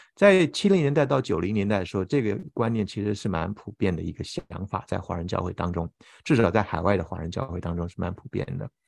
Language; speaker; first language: Chinese; native; Chinese